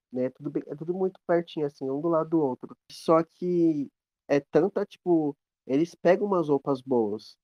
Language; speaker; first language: Portuguese; native; Portuguese